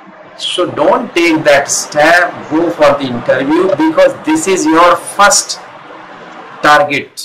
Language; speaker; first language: English; non-native, local second language; Hindi